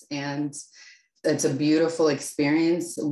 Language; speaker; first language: English; non-native, fluent; Russian